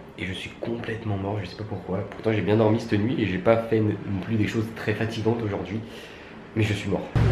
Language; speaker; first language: French; native; French